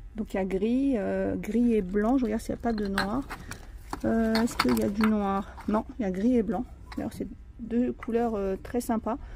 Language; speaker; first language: French; native; French